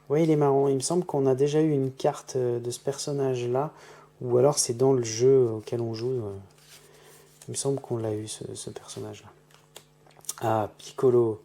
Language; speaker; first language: French; native; French